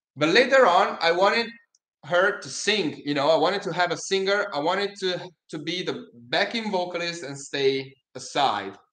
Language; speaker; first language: English; non-native, fluent; Italian